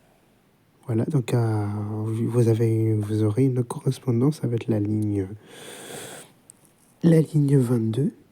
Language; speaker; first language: French; native; French